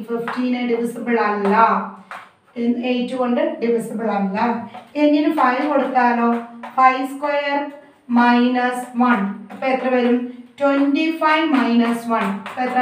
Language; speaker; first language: Malayalam; native; Malayalam